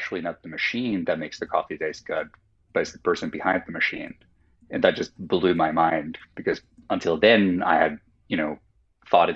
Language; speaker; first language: English; non-native, fluent; Finnish